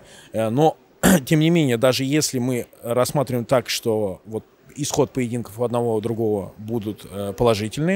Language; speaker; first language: Russian; native; Russian